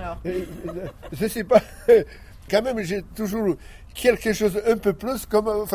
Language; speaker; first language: French; non-native, learner; Slovak